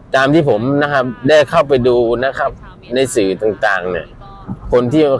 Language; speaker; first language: Thai; native; Thai